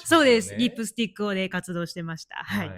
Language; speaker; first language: Japanese; native; Japanese